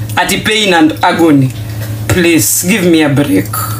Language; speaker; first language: English; non-native, local second language; Luo (Kenya and Tanzania)